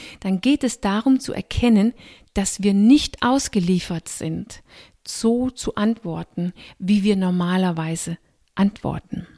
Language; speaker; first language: German; non-native, fluent; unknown